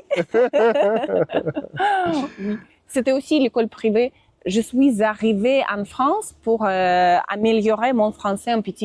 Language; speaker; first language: French; non-native, fluent; Russian